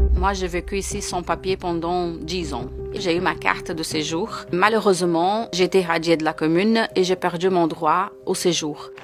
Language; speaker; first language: French; non-native, fluent; Portuguese